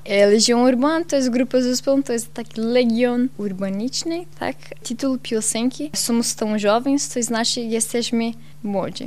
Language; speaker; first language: Polish; non-native, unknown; Portuguese